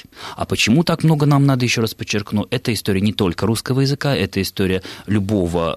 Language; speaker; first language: Russian; native; Russian